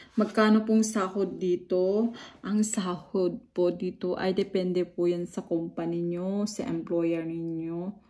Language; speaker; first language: Filipino; non-native, local second language; Iloko